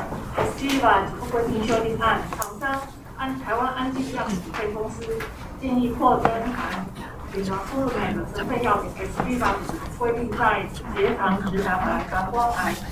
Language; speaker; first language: Chinese; native; Chinese